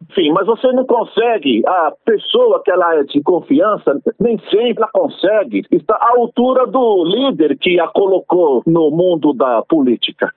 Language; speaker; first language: Portuguese; native; Portuguese